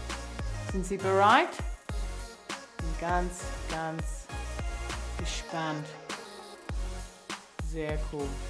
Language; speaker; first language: German; non-native, learner; English